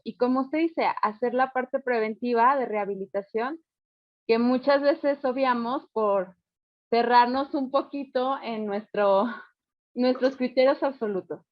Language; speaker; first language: Spanish; native; Spanish